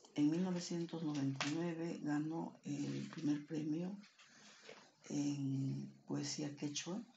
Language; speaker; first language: Spanish; non-native, local second language; Quechua